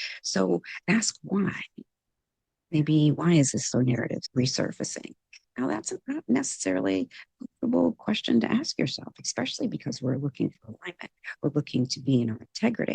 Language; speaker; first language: English; native; English